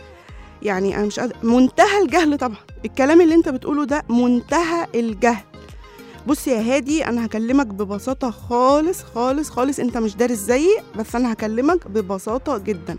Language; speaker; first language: Arabic; native; Arabic